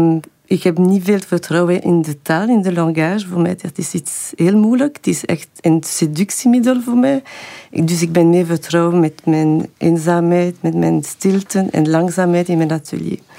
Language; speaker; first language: Dutch; non-native, local second language; French